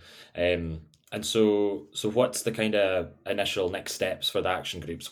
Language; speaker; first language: English; native; English